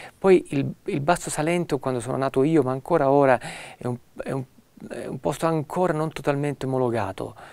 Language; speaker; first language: Italian; native; Italian